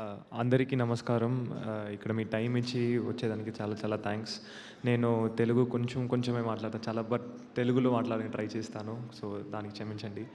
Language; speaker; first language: Telugu; non-native, learner; Tamil